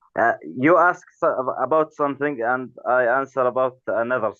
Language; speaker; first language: English; non-native, learner; Arabic